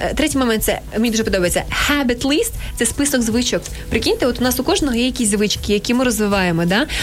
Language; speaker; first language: Ukrainian; native; Ukrainian